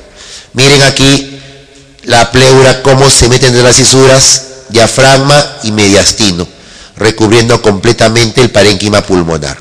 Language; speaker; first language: Spanish; native; Spanish